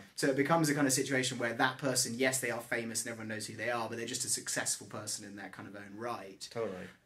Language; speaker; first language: English; native; English